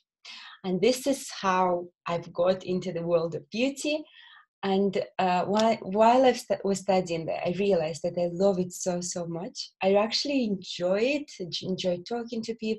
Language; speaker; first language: English; non-native, fluent; Russian